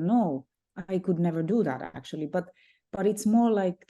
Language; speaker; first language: English; non-native, fluent; Finnish